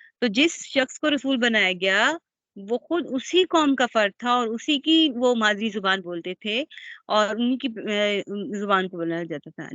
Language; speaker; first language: Urdu; native; Urdu